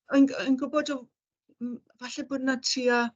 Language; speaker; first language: Welsh; native; Welsh